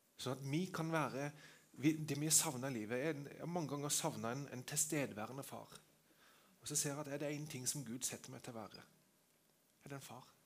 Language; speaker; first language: Norwegian; native; Norwegian